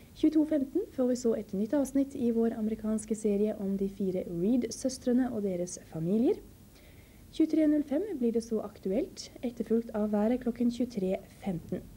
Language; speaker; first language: Norwegian; native; Norwegian